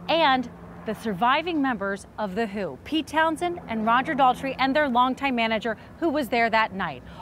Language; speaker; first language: English; native; English